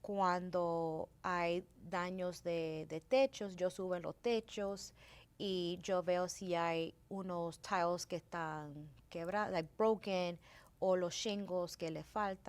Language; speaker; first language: Spanish; early bilingual, heritage; Spanish